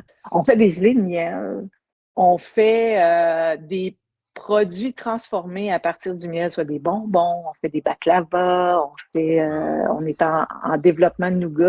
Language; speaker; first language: French; native; French